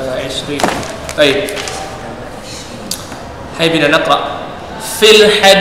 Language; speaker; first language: Arabic; non-native, fluent; Indonesian